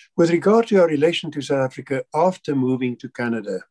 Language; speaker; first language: English; non-native, local second language; Afrikaans